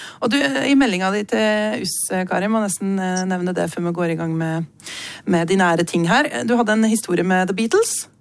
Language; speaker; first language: Norwegian; native; Norwegian